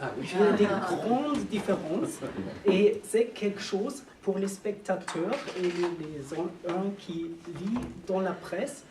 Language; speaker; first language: French; non-native, learner; German